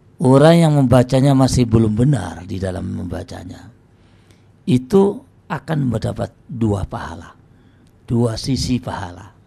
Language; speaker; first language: Indonesian; non-native, local second language; Javanese